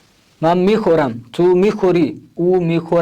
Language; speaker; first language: Persian; non-native, fluent; Urdu